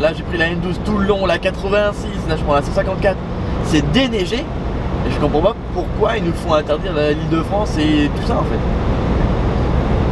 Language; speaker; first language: French; native; French